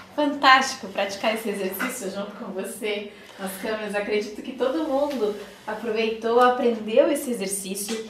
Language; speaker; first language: Portuguese; native; Portuguese